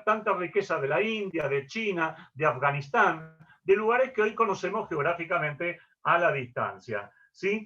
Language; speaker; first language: Spanish; native; Spanish